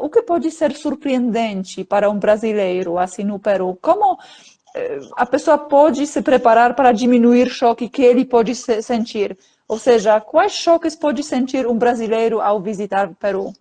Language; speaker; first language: Portuguese; non-native, fluent; Polish